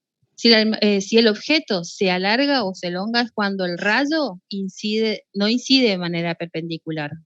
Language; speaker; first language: Spanish; native; Spanish